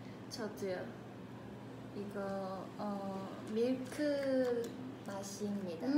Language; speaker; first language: Korean; non-native, fluent; Chinese